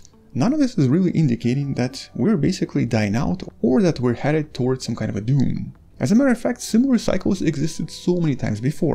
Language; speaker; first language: English; non-native, fluent; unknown